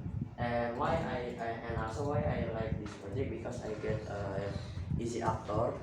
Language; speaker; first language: English; non-native, learner; Indonesian